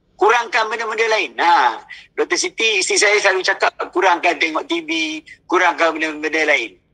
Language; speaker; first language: Malay; native; Malay